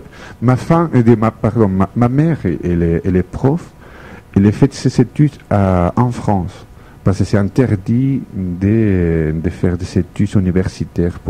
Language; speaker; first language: French; non-native, fluent; Spanish